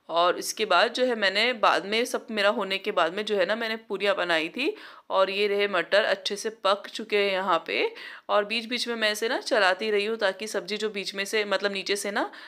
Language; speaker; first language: Hindi; non-native, local second language; Marathi